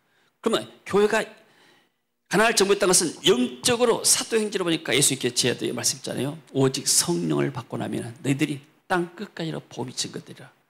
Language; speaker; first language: Korean; native; Korean